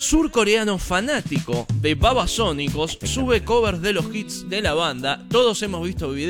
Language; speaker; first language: Spanish; native; Spanish